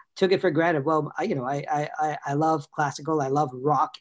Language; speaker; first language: English; native; English